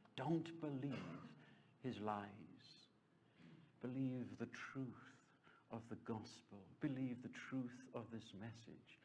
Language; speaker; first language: English; native; English